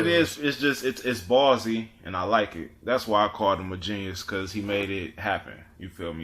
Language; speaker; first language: English; native; English